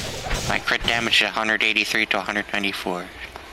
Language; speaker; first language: English; native; English